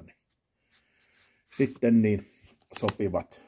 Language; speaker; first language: Finnish; native; Finnish